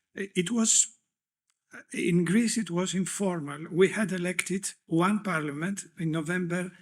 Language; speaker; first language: English; non-native, fluent; Greek